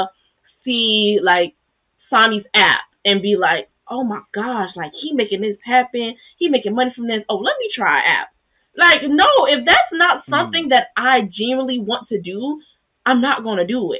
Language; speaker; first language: English; native; English